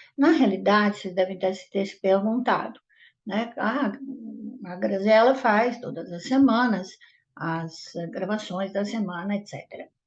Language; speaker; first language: Portuguese; non-native, fluent; Italian